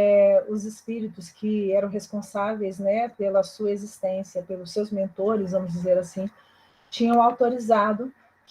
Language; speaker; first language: Portuguese; native; Portuguese